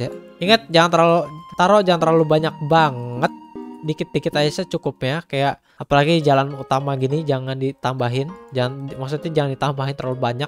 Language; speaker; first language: Indonesian; native; Indonesian